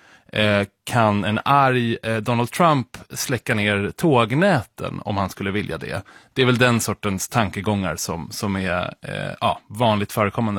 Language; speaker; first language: Swedish; native; Swedish